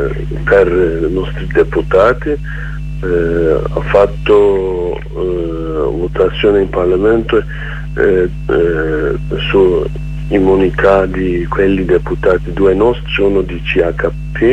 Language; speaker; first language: Italian; non-native, learner; Kurdish